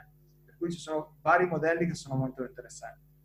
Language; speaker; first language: Italian; native; Italian